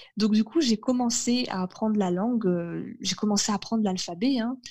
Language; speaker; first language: French; native; French